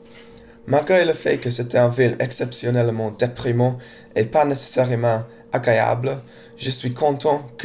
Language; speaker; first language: French; non-native, learner; English